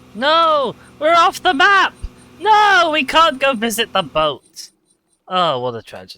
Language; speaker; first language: English; native; English